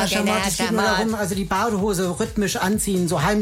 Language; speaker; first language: German; native; German